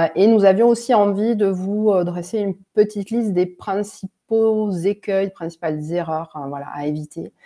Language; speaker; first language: French; native; French